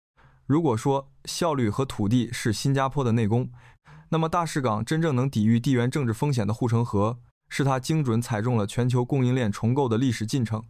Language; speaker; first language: Chinese; native; Chinese